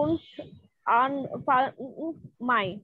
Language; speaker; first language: German; non-native, learner; Bangla